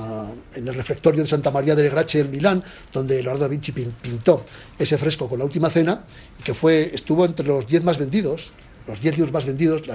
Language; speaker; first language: Spanish; native; Spanish